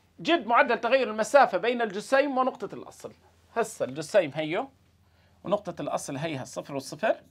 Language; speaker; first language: Arabic; native; Arabic